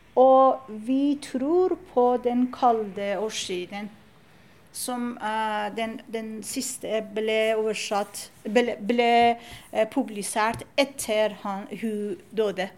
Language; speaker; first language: Norwegian; non-native, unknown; Persian